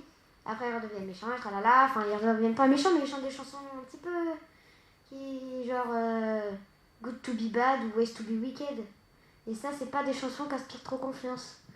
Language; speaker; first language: French; native; French